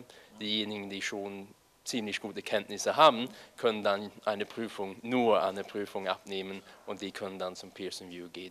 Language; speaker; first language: German; non-native, fluent; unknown